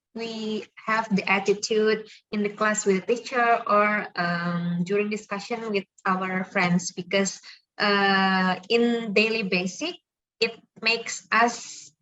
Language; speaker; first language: English; non-native, fluent; Indonesian